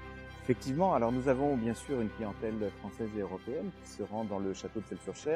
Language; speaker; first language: French; native; French